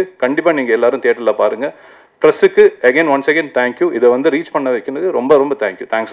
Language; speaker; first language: Tamil; native; Tamil